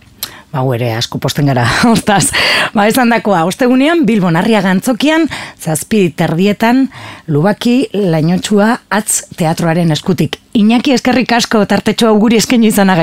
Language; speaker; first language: Basque; native; Basque